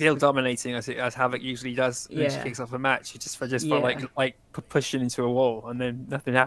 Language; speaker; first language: English; native; English